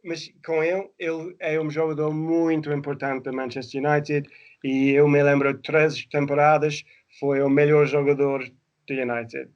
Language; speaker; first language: Portuguese; non-native, fluent; English